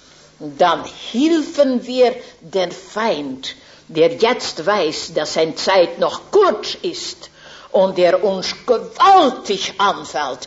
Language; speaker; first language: German; non-native, fluent; Dutch